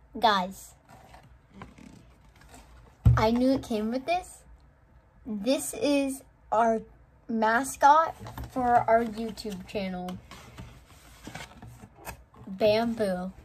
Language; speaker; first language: English; native; English